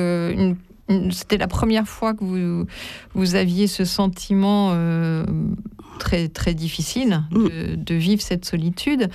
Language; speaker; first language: French; native; French